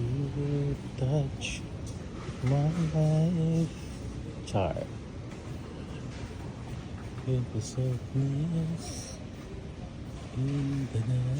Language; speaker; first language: English; non-native, local second language; Filipino